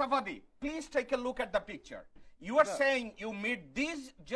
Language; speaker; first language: English; non-native, fluent; Bangla